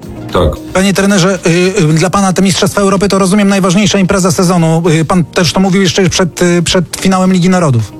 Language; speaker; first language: Polish; native; Polish